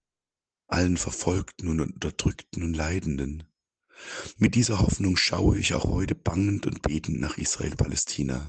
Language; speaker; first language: German; native; German